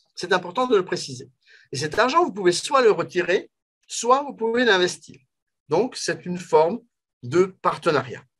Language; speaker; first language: French; native; French